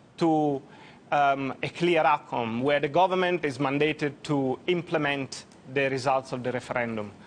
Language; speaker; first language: English; non-native, fluent; Italian